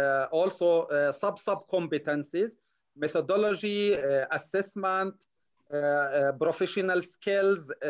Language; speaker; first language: English; non-native, learner; Arabic